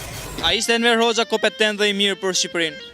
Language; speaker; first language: Albanian; native; Albanian